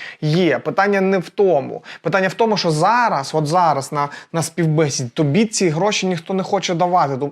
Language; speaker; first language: Ukrainian; non-native, local second language; Russian